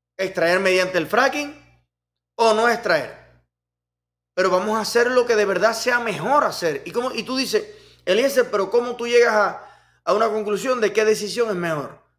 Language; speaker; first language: Spanish; native; Spanish